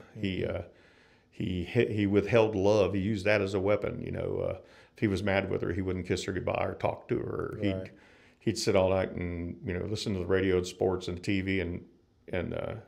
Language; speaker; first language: English; native; English